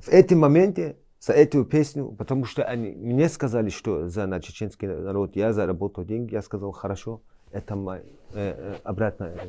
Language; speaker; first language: Russian; early bilingual, heritage; Chechen